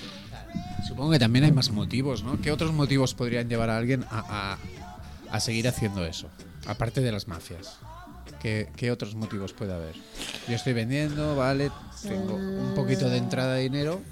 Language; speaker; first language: Spanish; native; Spanish